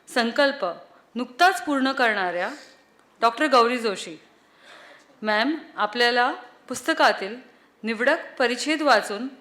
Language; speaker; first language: Marathi; native; Marathi